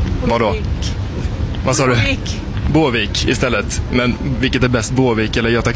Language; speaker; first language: Swedish; native; Swedish